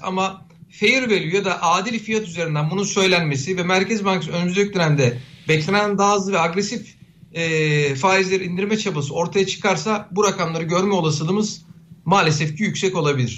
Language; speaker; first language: Turkish; native; Turkish